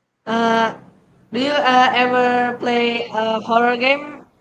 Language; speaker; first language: English; non-native, learner; Indonesian